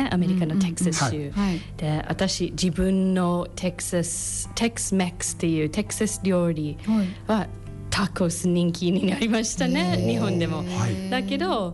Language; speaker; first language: Japanese; non-native, learner; English